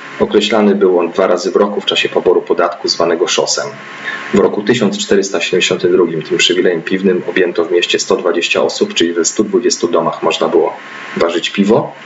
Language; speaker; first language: Polish; native; Polish